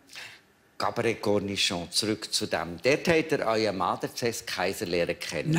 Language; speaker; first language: German; native; German